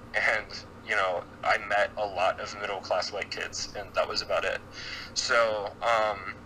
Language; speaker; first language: English; native; English